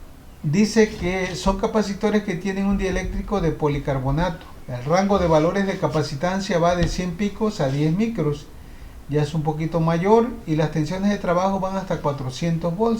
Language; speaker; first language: Spanish; native; Spanish